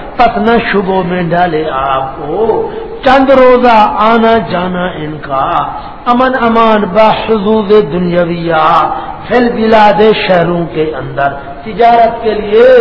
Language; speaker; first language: Urdu; non-native, local second language; Punjabi